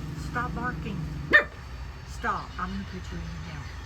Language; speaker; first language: English; native; English